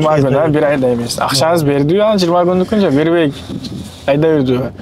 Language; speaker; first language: Kyrgyz; native; Kyrgyz